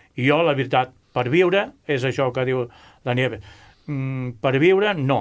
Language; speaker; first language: Catalan; non-native, local second language; Spanish